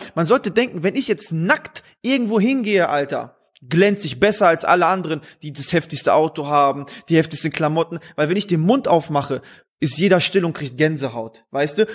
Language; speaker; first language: German; native; German